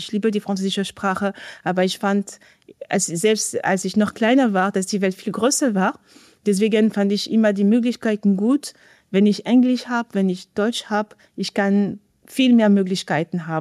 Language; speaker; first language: German; non-native, fluent; French